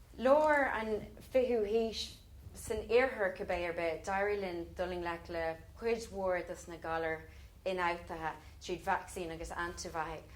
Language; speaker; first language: Irish; non-native, local second language; English